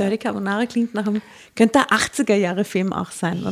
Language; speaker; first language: German; native; German